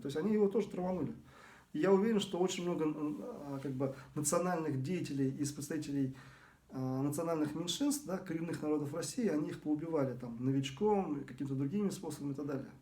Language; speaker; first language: Russian; non-native, local second language; Bashkir